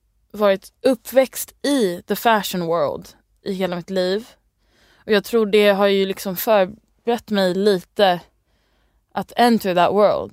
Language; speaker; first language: Swedish; early bilingual, other home language; English